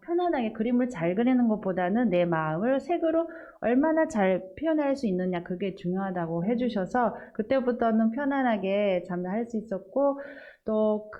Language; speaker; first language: Korean; non-native, fluent; Japanese